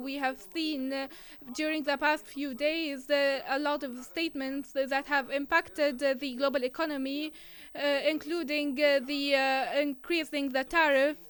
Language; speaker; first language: English; non-native, fluent; Arabic